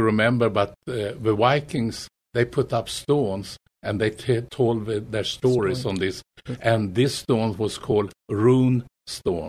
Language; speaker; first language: English; non-native, fluent; Swedish